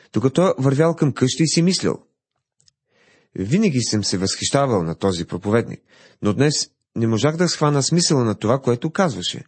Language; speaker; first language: Bulgarian; native; Bulgarian